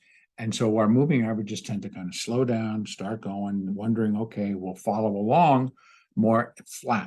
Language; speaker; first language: English; native; English